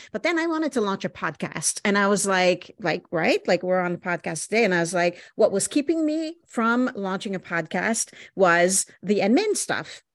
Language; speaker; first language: English; native; English